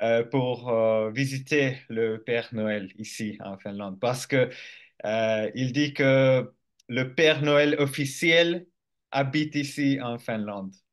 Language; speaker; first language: French; non-native, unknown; Finnish